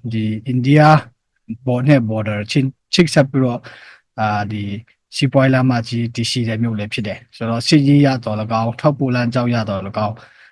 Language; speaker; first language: Burmese; non-native, local second language; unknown